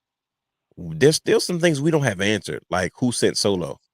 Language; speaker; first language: English; native; English